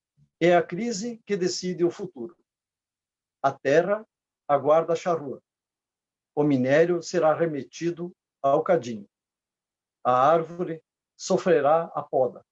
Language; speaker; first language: Portuguese; native; Portuguese